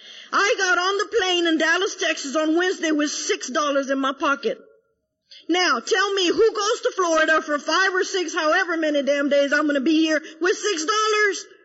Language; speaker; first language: English; early bilingual, other home language; Spanish